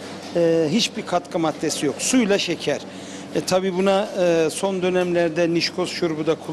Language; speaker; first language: Turkish; native; Turkish